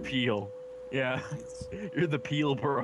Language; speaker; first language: English; native; English